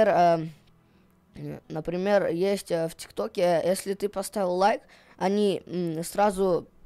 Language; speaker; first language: Russian; non-native, local second language; Kyrgyz